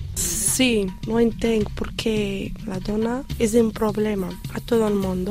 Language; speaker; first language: Catalan; non-native, learner; Arabic